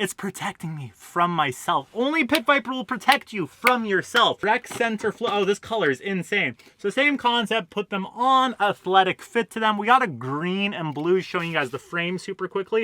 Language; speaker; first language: English; native; English